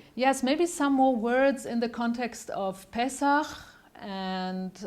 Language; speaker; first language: English; non-native, fluent; German